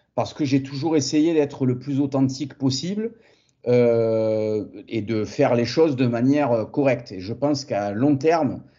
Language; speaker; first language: French; native; French